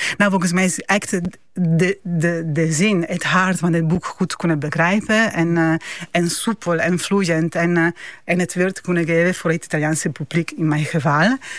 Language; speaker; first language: Dutch; non-native, fluent; Italian